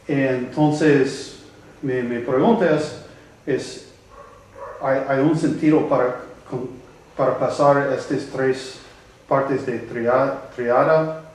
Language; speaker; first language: Spanish; non-native, learner; English